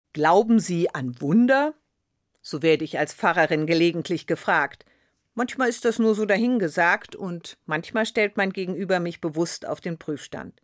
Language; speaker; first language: German; native; German